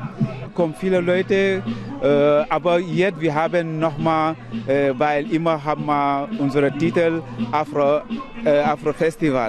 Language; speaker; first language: German; non-native, learner; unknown